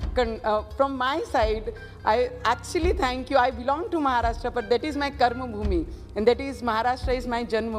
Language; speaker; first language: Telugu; non-native, learner; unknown